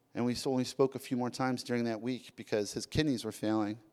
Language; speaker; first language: English; early bilingual, other home language; Spanish